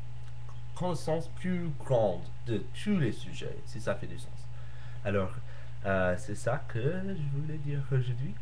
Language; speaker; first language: French; non-native, learner; English